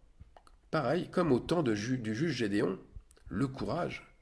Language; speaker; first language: French; native; French